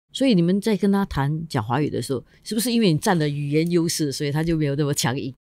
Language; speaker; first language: Chinese; native; Chinese